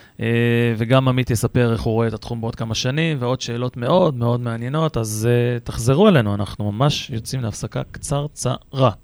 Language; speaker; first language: Hebrew; native; Hebrew